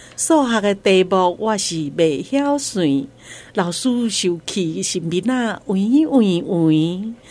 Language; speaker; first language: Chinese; non-native, local second language; Hakka Chinese